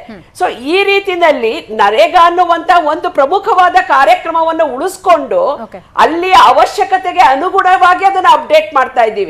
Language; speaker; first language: Kannada; native; Kannada